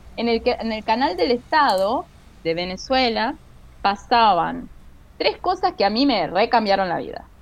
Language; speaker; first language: Spanish; native; Spanish